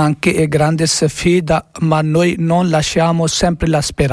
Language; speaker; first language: Italian; non-native, learner; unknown